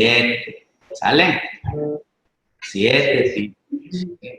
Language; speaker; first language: Spanish; native; Spanish